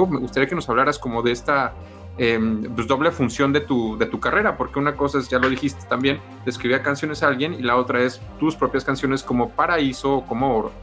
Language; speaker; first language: Spanish; native; Spanish